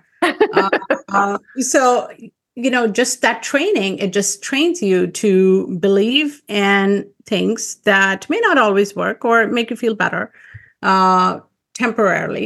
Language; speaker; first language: English; non-native, local second language; Urdu